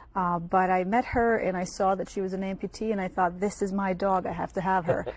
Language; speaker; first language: English; early bilingual, other home language; Bosnian